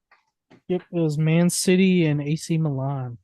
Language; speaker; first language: English; native; English